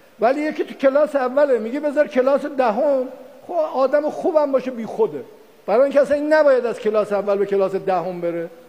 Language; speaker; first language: Persian; non-native, local second language; Azerbaijani